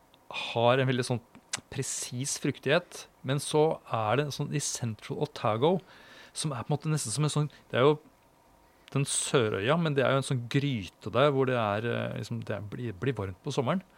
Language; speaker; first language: Norwegian; native; Norwegian